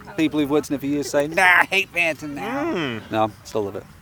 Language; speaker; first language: English; native; English